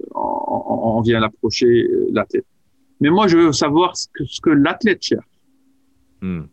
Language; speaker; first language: French; non-native, local second language; Arabic